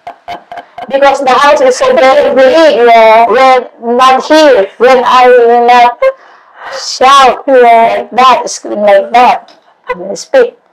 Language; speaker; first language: English; non-native, learner; Indonesian